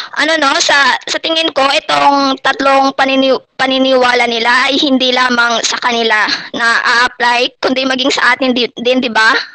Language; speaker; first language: Filipino; non-native, local second language; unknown